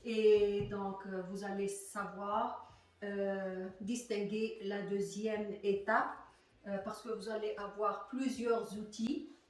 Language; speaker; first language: French; non-native, fluent; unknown